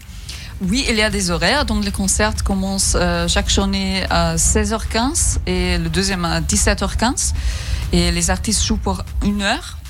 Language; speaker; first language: French; non-native, fluent; German